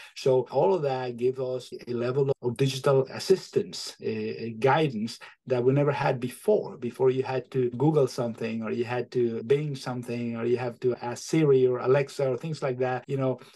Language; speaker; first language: English; non-native, fluent; Spanish